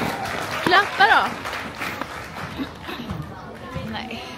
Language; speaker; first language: Swedish; early bilingual, other home language; Arabic